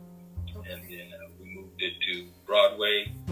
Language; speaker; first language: English; native; English